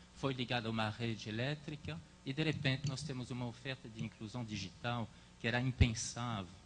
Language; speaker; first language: Portuguese; non-native, fluent; French